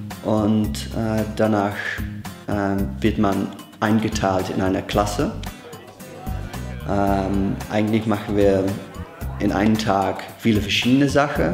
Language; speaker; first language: German; non-native, learner; Dutch